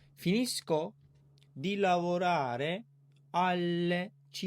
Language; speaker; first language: Italian; non-native, learner; Turkish